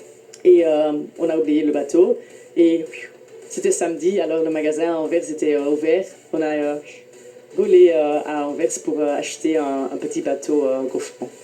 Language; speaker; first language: French; non-native, local second language; Dutch